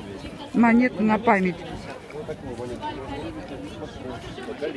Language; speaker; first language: Russian; native; Russian